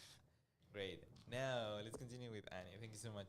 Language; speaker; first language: English; non-native, fluent; Spanish